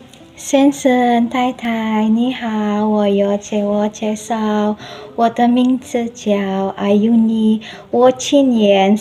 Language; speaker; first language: Chinese; non-native, learner; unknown